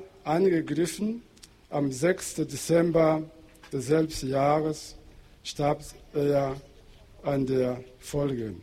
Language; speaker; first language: German; non-native, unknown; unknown